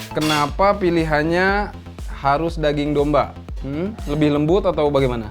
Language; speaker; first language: Indonesian; native; Indonesian